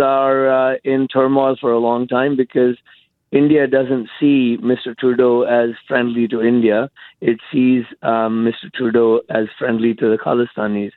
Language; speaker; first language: English; non-native, local second language; Punjabi